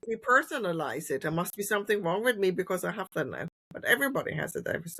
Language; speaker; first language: English; non-native, fluent; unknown